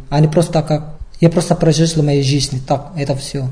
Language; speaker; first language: Russian; non-native, learner; Indonesian